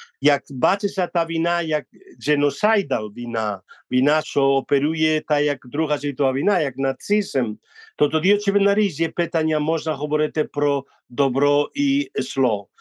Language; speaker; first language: Ukrainian; non-native, learner; Spanish